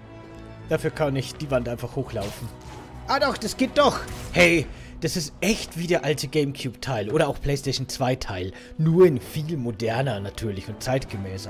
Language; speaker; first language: German; native; German